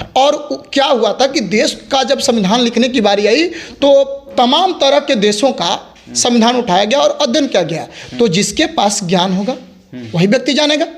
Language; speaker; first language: Hindi; native; Hindi